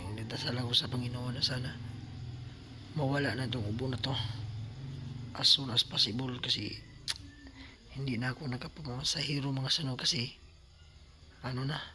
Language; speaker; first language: Filipino; non-native, local second language; Cebuano